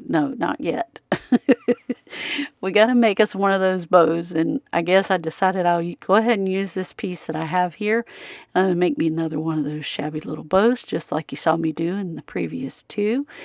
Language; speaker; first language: English; native; English